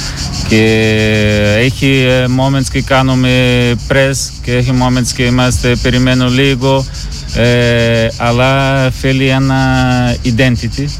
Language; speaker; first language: Greek; non-native, learner; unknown